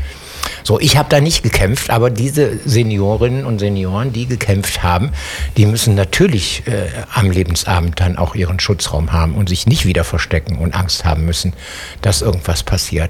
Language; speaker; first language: German; native; German